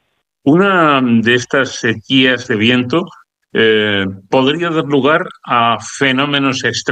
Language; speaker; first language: Spanish; native; Spanish